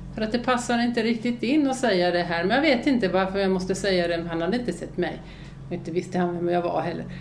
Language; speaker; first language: Swedish; early bilingual, other home language; Finnish